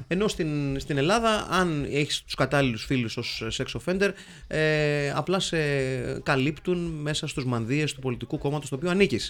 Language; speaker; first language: Greek; native; Greek